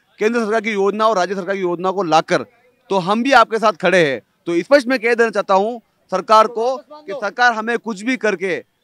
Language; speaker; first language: Hindi; native; Hindi